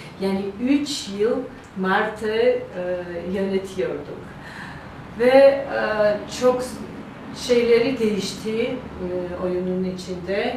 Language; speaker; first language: Turkish; non-native, learner; Georgian